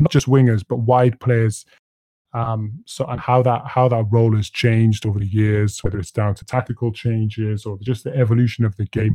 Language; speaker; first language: English; native; English